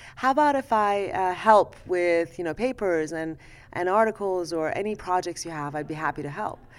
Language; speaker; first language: English; early bilingual, other home language; Persian